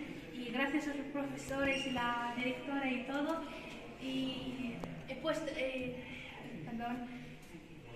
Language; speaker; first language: Spanish; non-native, learner; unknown